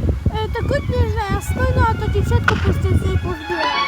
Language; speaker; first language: Polish; non-native, learner; Slovak